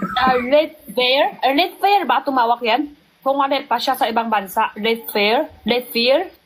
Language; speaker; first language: Filipino; non-native, learner; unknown